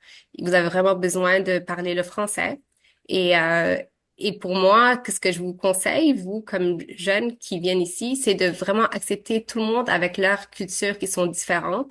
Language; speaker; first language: French; early bilingual, other home language; Arabic